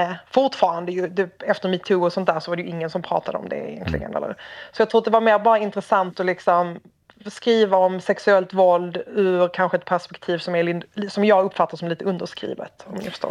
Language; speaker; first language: Swedish; native; Swedish